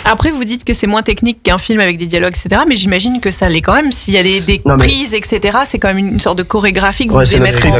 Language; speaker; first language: French; native; French